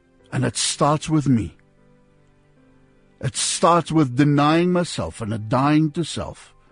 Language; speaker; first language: English; non-native, local second language; Afrikaans